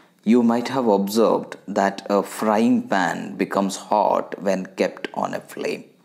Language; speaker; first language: English; non-native, local second language; Malayalam